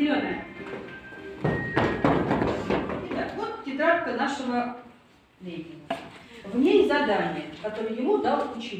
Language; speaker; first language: Russian; native; Russian